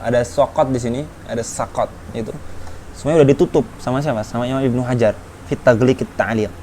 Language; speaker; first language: Indonesian; native; Indonesian